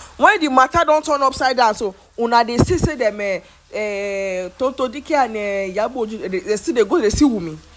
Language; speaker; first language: Nigerian Pidgin; non-native, local second language; Yoruba